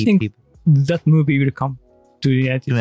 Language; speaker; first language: English; non-native, learner; Japanese